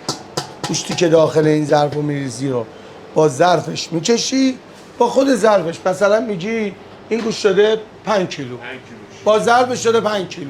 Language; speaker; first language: Persian; native; Persian